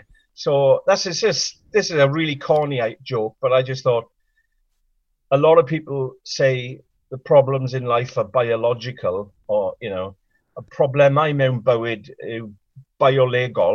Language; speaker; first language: English; non-native, local second language; Welsh